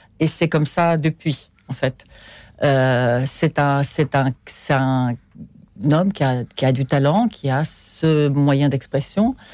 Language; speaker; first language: French; non-native, fluent; Russian